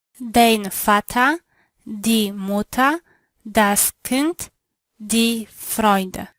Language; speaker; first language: German; non-native, learner; Polish